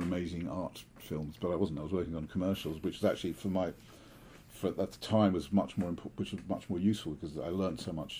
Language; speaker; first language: English; native; English